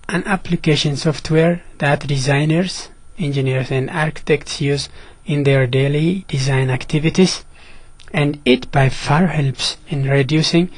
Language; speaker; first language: English; non-native, local second language; Amharic